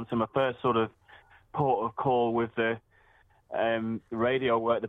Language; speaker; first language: English; native; English